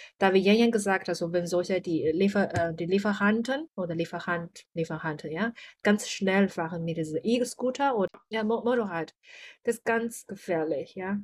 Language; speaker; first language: German; non-native, learner; Chinese